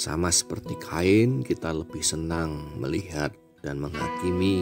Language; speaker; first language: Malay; non-native, local second language; Javanese